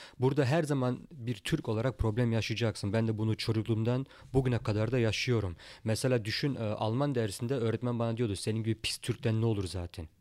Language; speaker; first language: Turkish; early bilingual, heritage; Turkish